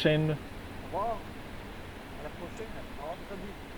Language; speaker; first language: French; non-native, fluent; Spanish